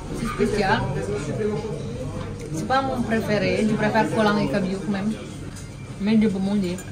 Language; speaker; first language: French; non-native, learner; Indonesian